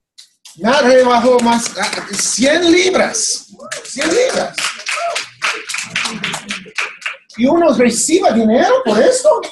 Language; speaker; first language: Spanish; non-native, fluent; English